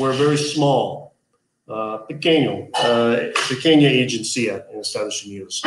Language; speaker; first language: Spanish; non-native, learner; English